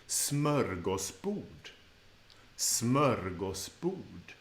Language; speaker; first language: Swedish; native; Swedish